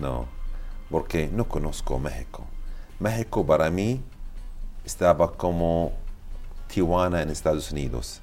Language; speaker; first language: Spanish; non-native, learner; Arabic